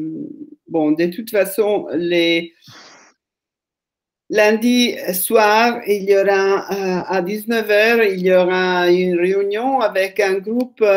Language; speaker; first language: French; non-native, fluent; Italian